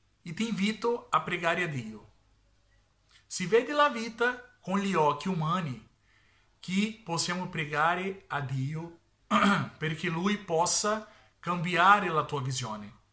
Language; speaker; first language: Italian; non-native, learner; Portuguese